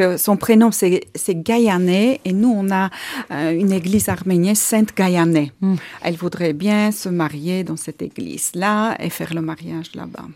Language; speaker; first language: French; non-native, fluent; Armenian